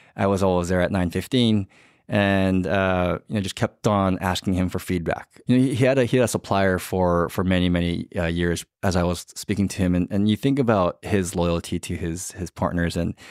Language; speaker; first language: English; native; English